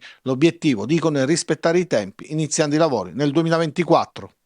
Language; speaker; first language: Italian; native; Italian